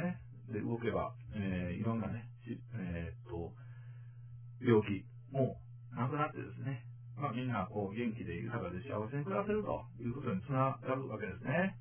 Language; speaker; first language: Japanese; native; Japanese